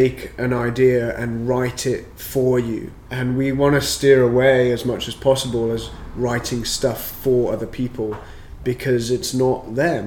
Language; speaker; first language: English; native; English